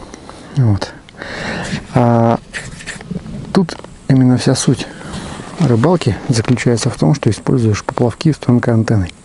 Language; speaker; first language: Russian; native; Russian